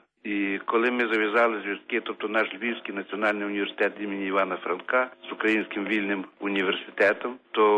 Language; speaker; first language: Ukrainian; native; Ukrainian